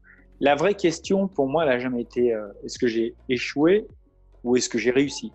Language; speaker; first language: French; native; French